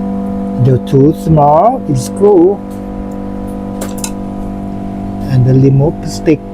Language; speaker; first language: English; non-native, learner; Thai